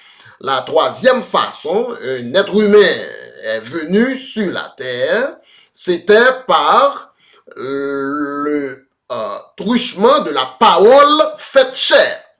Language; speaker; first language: French; non-native, local second language; Haitian Creole